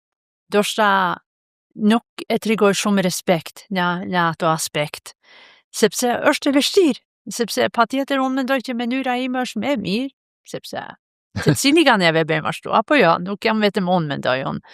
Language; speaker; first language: Albanian; non-native, fluent; Norwegian